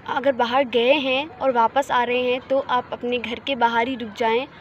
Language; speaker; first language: Hindi; native; Hindi